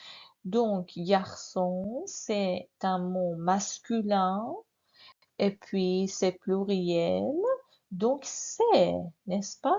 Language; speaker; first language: French; non-native, fluent; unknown